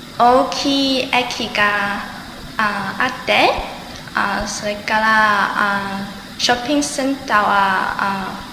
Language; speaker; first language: Japanese; non-native, learner; Chinese